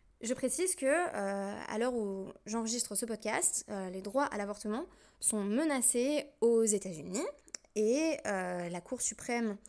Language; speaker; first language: French; native; French